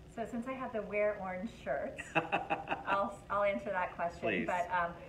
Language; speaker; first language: English; native; English